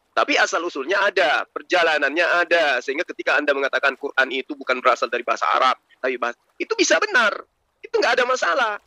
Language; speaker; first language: Indonesian; native; Indonesian